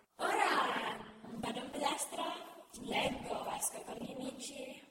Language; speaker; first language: Italian; non-native, learner; English